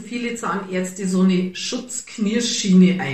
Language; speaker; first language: German; native; German